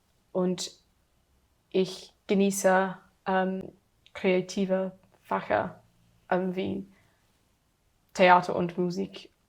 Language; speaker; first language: German; non-native, learner; English